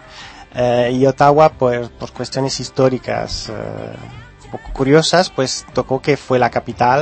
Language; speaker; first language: Spanish; early bilingual, heritage; Spanish